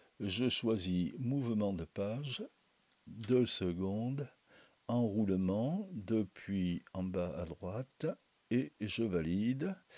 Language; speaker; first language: French; native; French